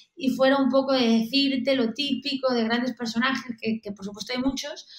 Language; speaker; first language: Spanish; native; Spanish